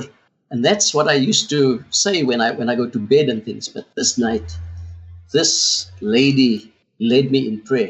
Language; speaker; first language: English; non-native, local second language; Afrikaans